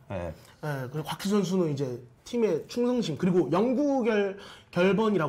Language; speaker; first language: Korean; native; Korean